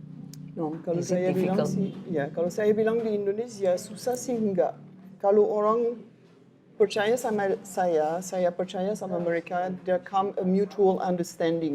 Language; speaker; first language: Indonesian; non-native, learner; French